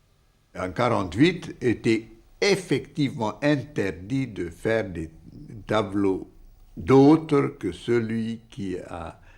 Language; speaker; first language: French; non-native, fluent; Hungarian